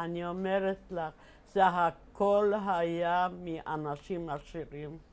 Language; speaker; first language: Hebrew; non-native, fluent; Polish